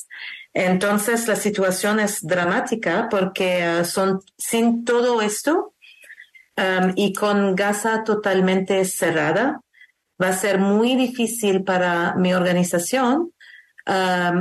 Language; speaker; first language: Spanish; non-native, learner; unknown